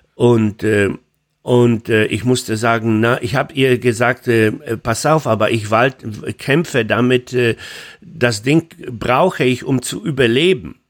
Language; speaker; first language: German; non-native, fluent; Polish